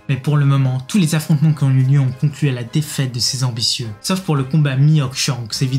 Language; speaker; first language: French; native; French